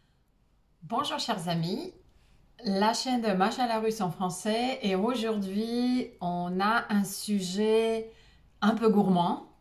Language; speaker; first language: French; non-native, fluent; Russian